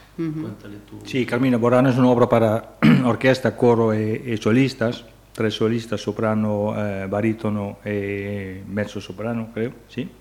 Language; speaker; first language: Spanish; non-native, fluent; Dutch